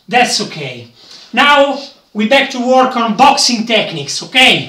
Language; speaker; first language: English; non-native, learner; Italian